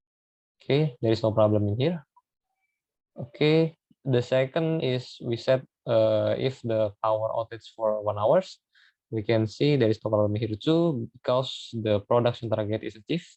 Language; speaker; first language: English; non-native, learner; Indonesian